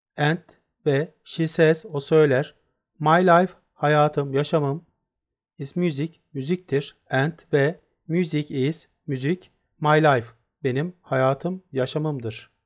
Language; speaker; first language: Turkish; native; Turkish